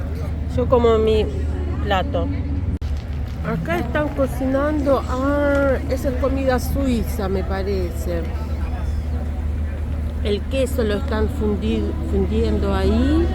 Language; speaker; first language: Spanish; non-native, fluent; Russian